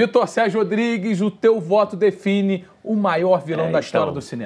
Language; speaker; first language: Portuguese; native; Portuguese